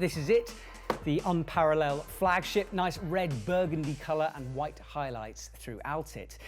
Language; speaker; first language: English; native; English